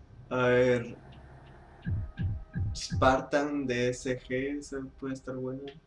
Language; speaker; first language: Spanish; native; Spanish